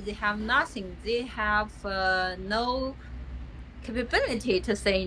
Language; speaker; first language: English; non-native, fluent; Chinese